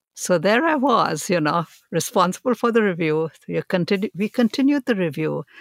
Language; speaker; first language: English; non-native, local second language; Hindi